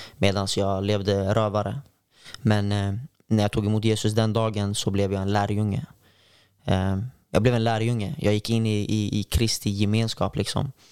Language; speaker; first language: Swedish; native; Swedish